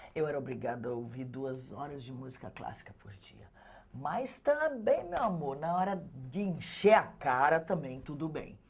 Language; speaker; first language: Portuguese; native; Portuguese